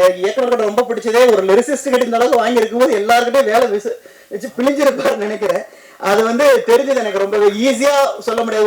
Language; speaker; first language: Tamil; native; Tamil